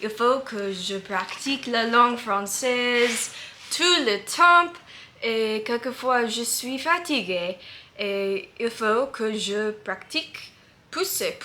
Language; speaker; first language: French; non-native, learner; English